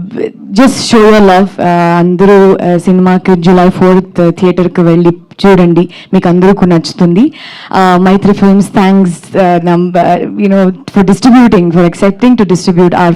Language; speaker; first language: Telugu; non-native, learner; Kannada